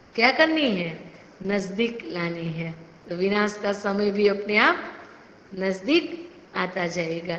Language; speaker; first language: Hindi; non-native, local second language; Gujarati